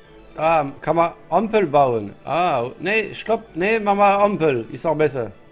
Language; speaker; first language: German; non-native, learner; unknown